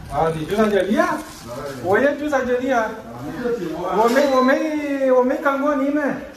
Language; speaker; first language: Chinese; non-native, learner; English